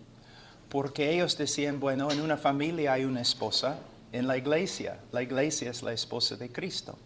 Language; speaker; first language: Spanish; non-native, fluent; English